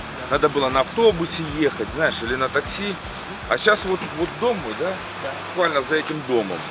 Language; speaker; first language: Russian; native; Russian